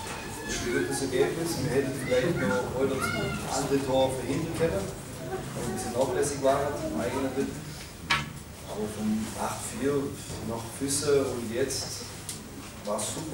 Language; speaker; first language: German; non-native, fluent; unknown